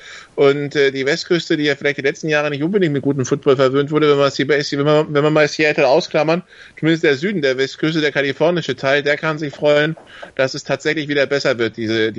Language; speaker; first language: German; native; German